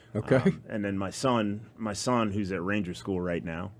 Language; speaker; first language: English; native; English